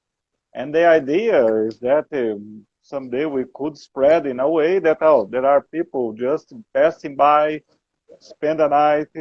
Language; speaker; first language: English; non-native, learner; Portuguese